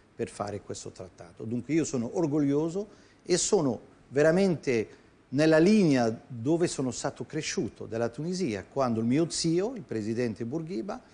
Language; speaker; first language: Italian; non-native, fluent; Arabic